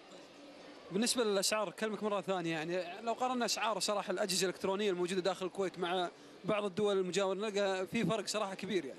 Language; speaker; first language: Arabic; native; Arabic